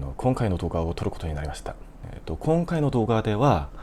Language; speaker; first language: Japanese; non-native, fluent; Korean